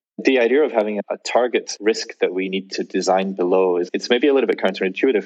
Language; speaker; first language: English; native; English